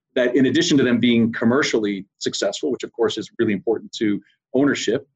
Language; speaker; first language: English; native; English